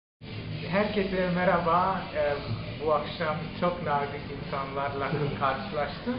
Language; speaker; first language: Turkish; non-native, learner; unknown